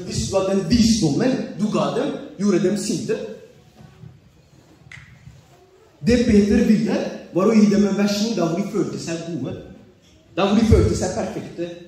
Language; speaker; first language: Norwegian; early bilingual, other home language; Oromo